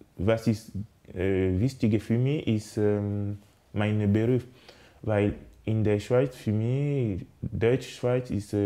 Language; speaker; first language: German; non-native, learner; French